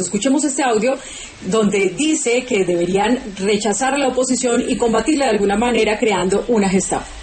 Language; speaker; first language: Spanish; native; Spanish